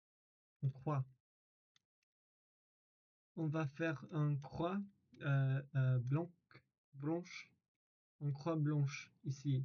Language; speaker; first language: French; non-native, learner; English